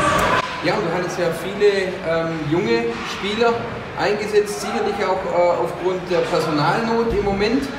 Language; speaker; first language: German; native; German